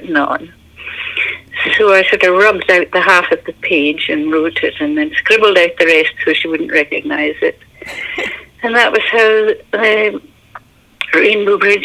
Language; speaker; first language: English; native; English